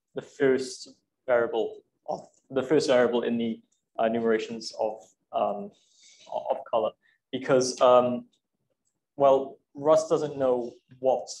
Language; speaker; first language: English; native; English